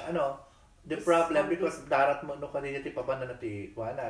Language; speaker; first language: English; non-native, local second language; Iloko